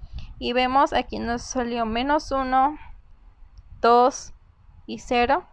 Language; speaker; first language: Spanish; native; Spanish